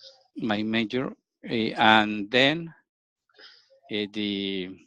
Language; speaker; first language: English; non-native, learner; Spanish